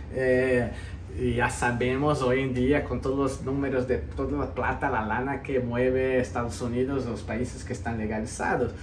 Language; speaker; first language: Spanish; early bilingual, heritage; Spanish